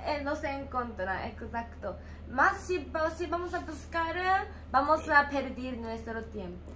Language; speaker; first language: Spanish; non-native, learner; Japanese